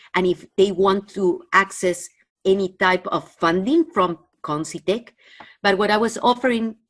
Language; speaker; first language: English; non-native, fluent; Spanish